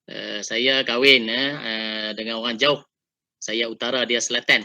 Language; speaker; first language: Malay; native; Malay